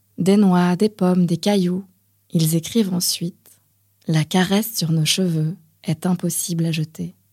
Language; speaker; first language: French; native; French